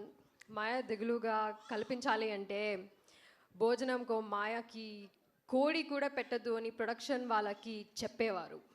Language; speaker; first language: Telugu; non-native, learner; English